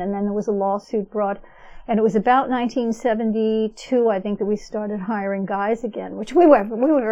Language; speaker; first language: English; native; English